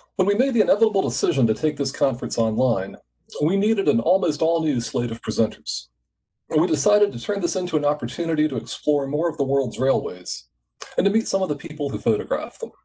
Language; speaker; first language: English; native; English